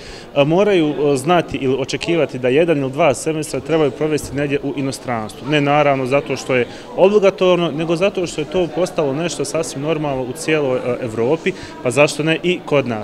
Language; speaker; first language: Bosnian; native; Bosnian